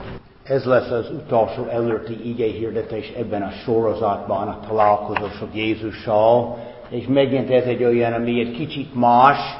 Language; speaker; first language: Hungarian; non-native, fluent; English